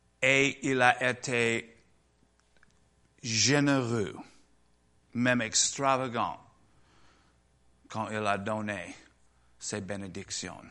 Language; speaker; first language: French; non-native, learner; English